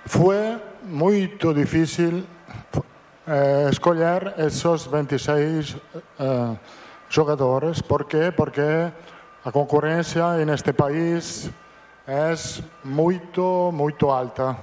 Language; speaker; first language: Portuguese; non-native, fluent; Italian